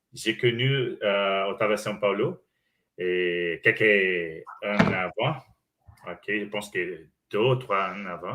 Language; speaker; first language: French; non-native, learner; Portuguese